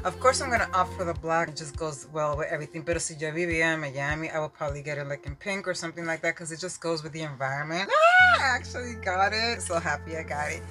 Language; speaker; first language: English; early bilingual, other home language; Spanish